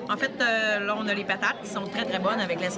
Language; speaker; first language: French; native; French